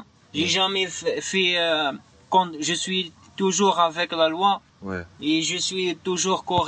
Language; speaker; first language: French; non-native, learner; Arabic